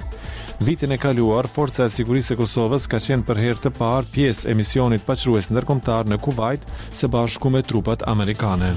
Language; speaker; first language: Albanian; native; Albanian